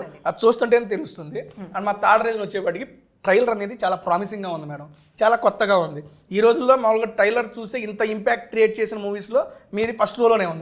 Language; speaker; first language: Telugu; native; Telugu